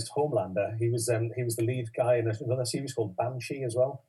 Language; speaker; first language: English; native; English